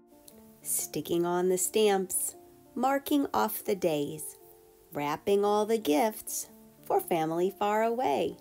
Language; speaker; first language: English; native; English